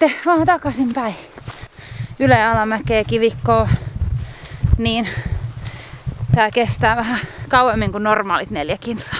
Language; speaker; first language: Finnish; native; Finnish